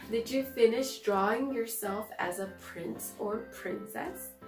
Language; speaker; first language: English; non-native, fluent; Spanish